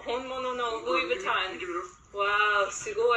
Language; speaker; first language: Japanese; non-native, learner; English